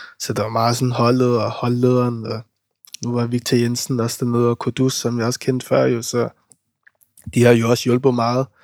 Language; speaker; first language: Danish; early bilingual, other home language; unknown